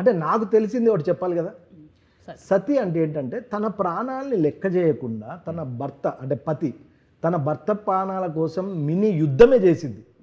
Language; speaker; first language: Telugu; native; Telugu